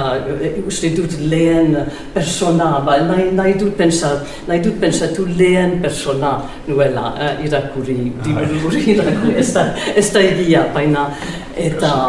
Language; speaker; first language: Basque; non-native, learner; English